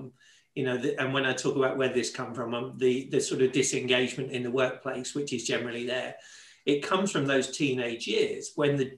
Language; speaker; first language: English; native; English